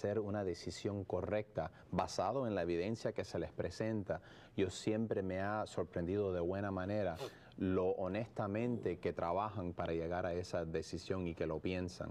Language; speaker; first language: Spanish; early bilingual, heritage; Spanish